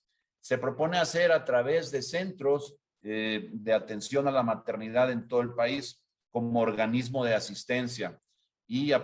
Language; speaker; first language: Spanish; native; Spanish